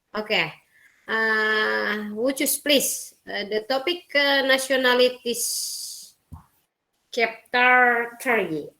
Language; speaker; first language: English; non-native, learner; Indonesian